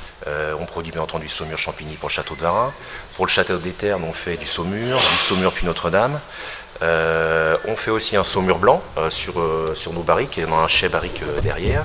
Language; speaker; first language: French; native; French